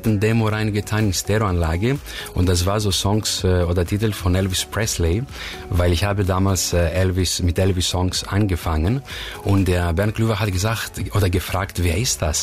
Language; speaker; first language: German; non-native, fluent; Greek